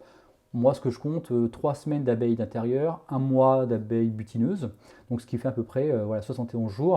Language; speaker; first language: French; native; French